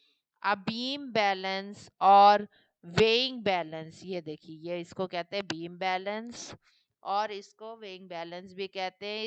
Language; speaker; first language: Hindi; native; Hindi